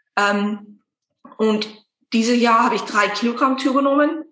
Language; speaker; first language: German; non-native, fluent; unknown